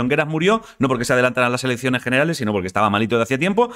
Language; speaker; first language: Spanish; native; Spanish